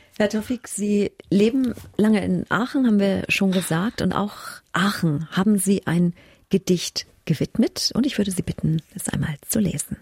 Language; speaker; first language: German; native; German